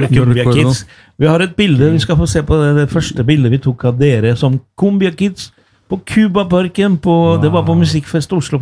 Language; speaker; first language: Norwegian; non-native, fluent; Spanish